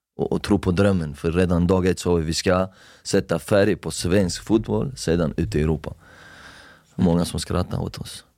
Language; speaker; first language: Swedish; non-native, fluent; Persian